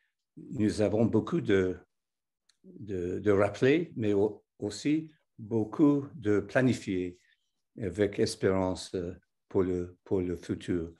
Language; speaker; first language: French; non-native, fluent; English